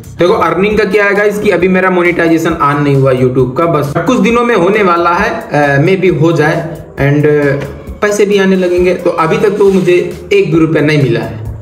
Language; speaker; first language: Hindi; native; Hindi